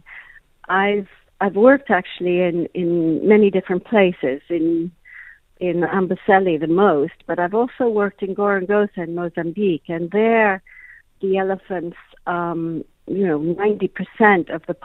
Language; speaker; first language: English; native; English